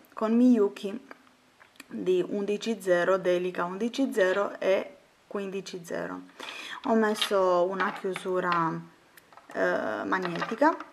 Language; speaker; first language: Italian; non-native, fluent; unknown